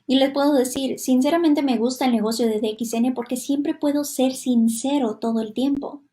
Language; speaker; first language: Spanish; non-native, fluent; Hungarian